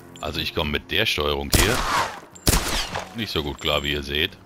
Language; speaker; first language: German; native; German